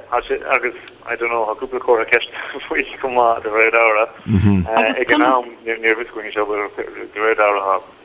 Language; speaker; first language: Irish; native; Irish